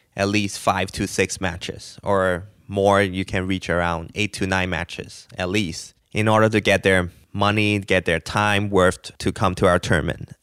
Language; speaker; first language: English; non-native, local second language; Cantonese